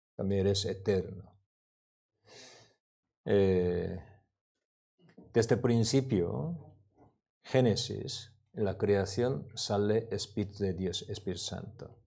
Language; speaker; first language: Spanish; non-native, learner; Korean